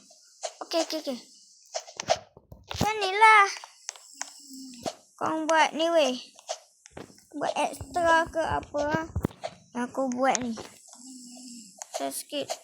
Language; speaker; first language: Malay; native; Malay